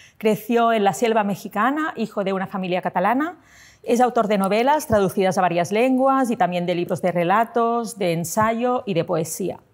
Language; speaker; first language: Spanish; non-native, local second language; Catalan